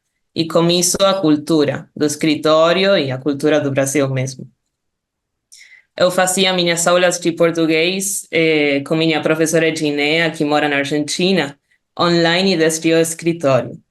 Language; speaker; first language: Portuguese; non-native, fluent; Spanish